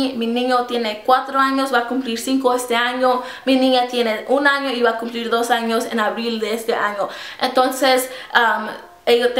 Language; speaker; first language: Spanish; early bilingual, heritage; Spanish